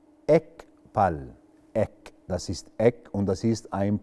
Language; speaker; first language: German; non-native, fluent; Arabic